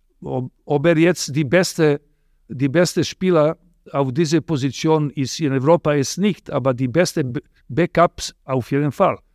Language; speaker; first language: German; non-native, fluent; Serbian